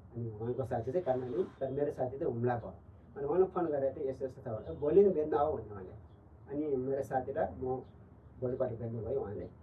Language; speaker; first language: Nepali; non-native, local second language; Tibetan